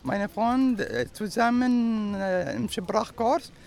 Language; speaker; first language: German; non-native, learner; Arabic